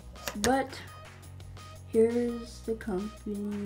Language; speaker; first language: English; native; English